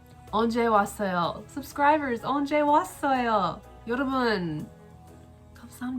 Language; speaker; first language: Korean; non-native, learner; English